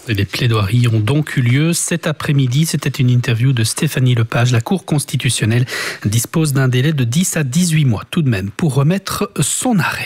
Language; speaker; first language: French; native; French